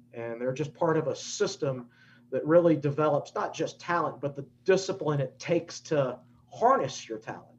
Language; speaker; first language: English; native; English